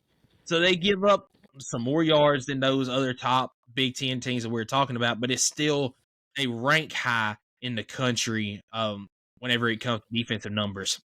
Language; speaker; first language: English; native; English